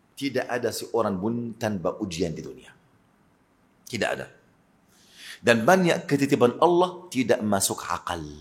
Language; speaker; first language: Malay; non-native, fluent; Arabic